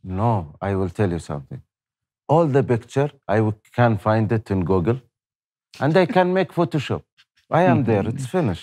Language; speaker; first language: English; non-native, learner; Arabic